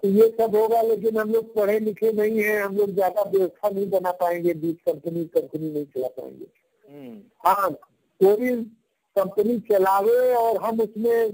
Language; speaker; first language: Hindi; native; Hindi